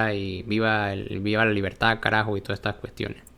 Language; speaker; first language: Spanish; native; Spanish